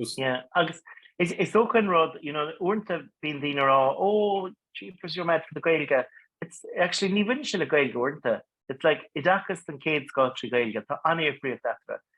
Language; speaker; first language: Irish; non-native, local second language; English